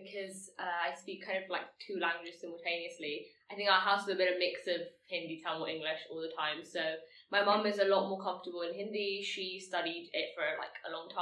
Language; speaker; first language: English; non-native, local second language; Tamil